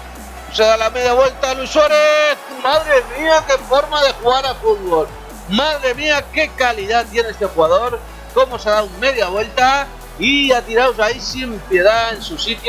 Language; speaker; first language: Spanish; native; Spanish